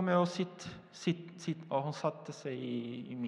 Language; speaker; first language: Swedish; non-native, fluent; Portuguese